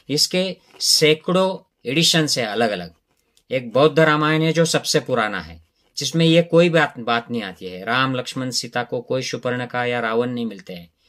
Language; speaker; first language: Hindi; non-native, local second language; Marathi